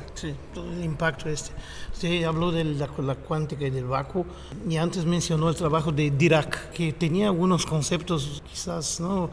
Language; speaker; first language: Spanish; non-native, fluent; Portuguese